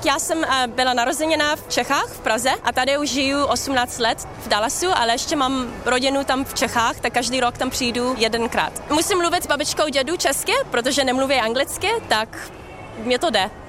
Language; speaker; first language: Czech; early bilingual, heritage; Czech